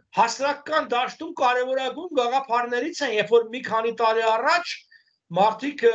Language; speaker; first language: Armenian; native; Armenian